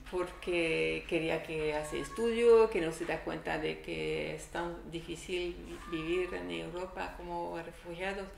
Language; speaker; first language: Spanish; non-native, learner; French